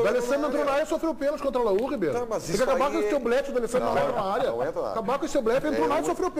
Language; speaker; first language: Portuguese; native; Portuguese